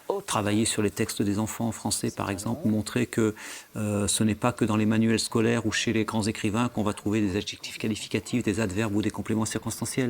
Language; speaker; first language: French; native; French